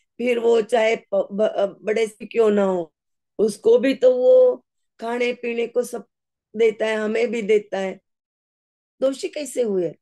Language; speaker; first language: Hindi; non-native, local second language; Marathi